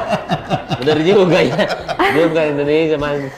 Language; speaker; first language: Indonesian; native; Indonesian